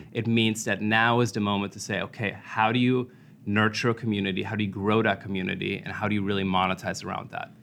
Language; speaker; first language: English; non-native, fluent; German